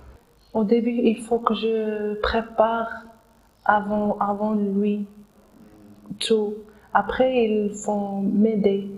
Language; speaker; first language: French; non-native, local second language; Arabic